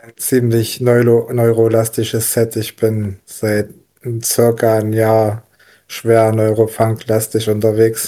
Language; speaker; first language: German; native; German